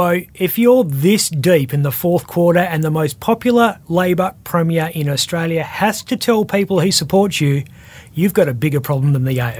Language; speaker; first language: English; native; English